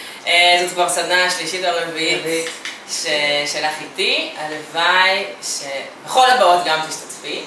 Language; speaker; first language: Hebrew; native; Hebrew